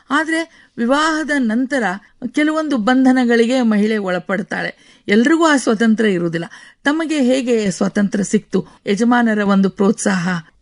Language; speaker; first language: Kannada; native; Kannada